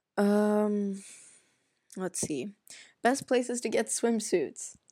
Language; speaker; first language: English; non-native, fluent; Arabic